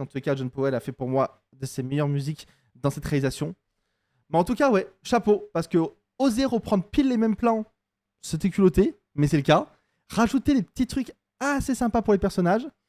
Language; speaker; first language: French; native; French